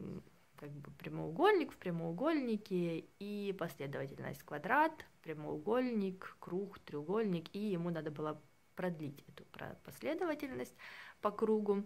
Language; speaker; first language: Russian; native; Russian